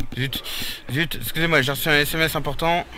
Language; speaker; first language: French; native; French